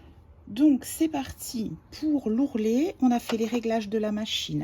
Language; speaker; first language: French; native; French